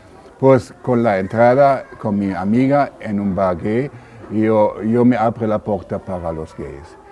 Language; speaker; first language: Spanish; non-native, learner; German